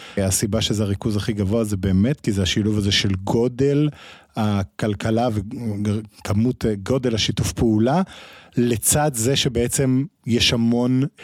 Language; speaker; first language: Hebrew; native; Hebrew